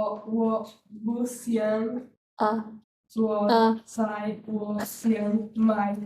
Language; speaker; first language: Chinese; non-native, learner; Portuguese